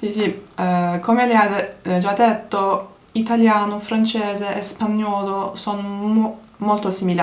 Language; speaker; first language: Italian; non-native, learner; Turkish